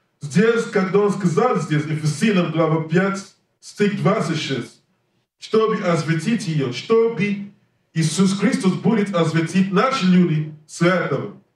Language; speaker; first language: Russian; non-native, learner; English